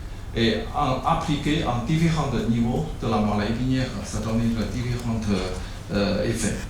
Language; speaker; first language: French; non-native, learner; Chinese